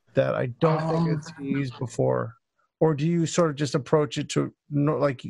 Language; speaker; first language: English; native; English